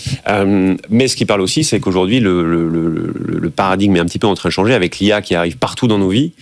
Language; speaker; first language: French; native; French